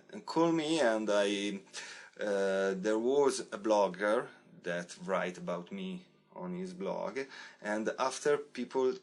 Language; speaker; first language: English; non-native, learner; Italian